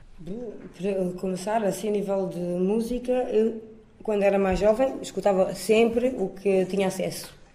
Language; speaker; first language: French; non-native, fluent; Portuguese